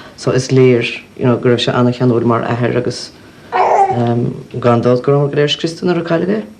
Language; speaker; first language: Irish; native; Irish